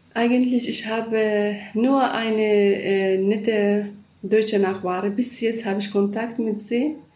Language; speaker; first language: German; non-native, learner; Kurdish